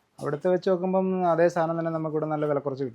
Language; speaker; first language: Malayalam; native; Malayalam